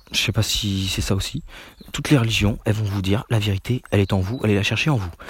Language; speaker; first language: French; native; French